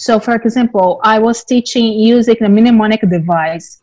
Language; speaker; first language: English; non-native, fluent; Portuguese